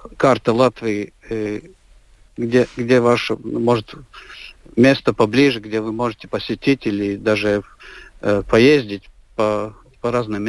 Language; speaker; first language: Russian; non-native, local second language; Latvian